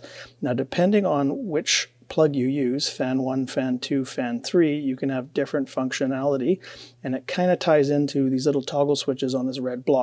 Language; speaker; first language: English; native; English